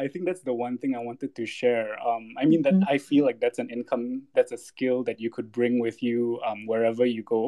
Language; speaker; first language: English; non-native, local second language; Malay